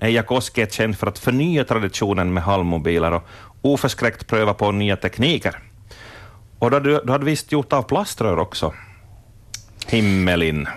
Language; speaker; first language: Swedish; native; Swedish